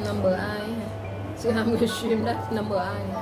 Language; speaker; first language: German; non-native, learner; Vietnamese